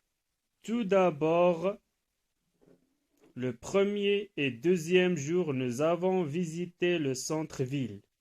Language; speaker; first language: French; non-native, local second language; Arabic